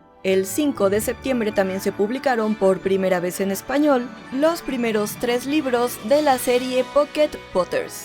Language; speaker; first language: Spanish; native; Spanish